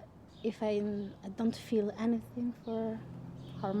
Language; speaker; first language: English; non-native, learner; Spanish